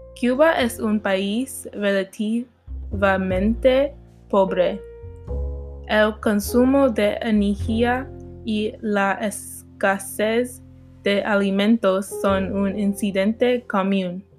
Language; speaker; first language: Spanish; non-native, learner; English